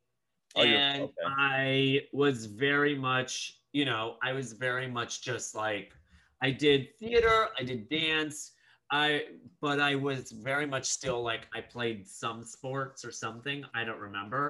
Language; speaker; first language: English; native; English